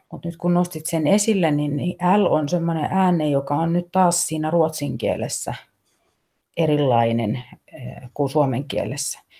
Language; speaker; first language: Finnish; native; Finnish